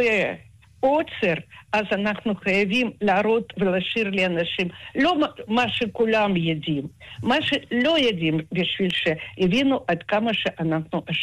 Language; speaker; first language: Hebrew; non-native, fluent; Russian